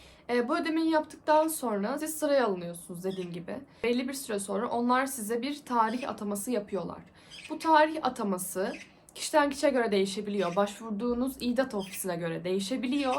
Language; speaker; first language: Turkish; native; Turkish